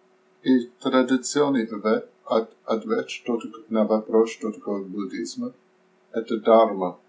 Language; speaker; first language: Russian; non-native, fluent; English